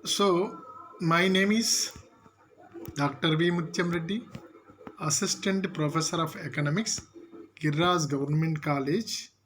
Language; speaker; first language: English; non-native, local second language; Telugu